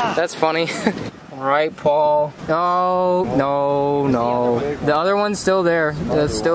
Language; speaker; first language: English; native; English